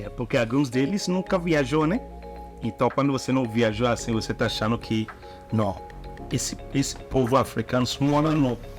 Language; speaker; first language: Portuguese; non-native, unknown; Igbo